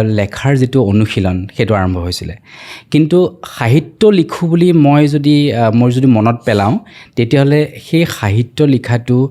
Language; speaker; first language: Assamese; native; Assamese